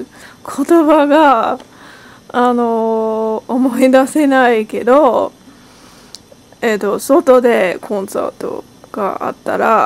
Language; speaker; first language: Japanese; non-native, learner; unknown